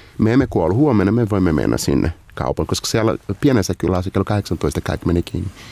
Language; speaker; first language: Finnish; non-native, fluent; Portuguese